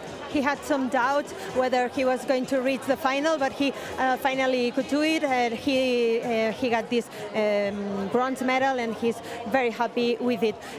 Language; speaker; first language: English; non-native, fluent; Catalan